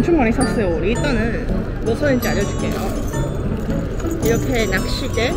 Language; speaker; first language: Korean; non-native, fluent; Chinese